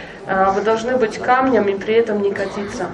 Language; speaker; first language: Russian; native; Russian